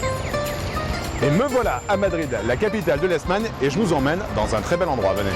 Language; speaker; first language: French; native; French